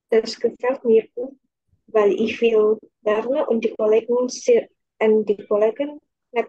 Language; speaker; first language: German; non-native, learner; Indonesian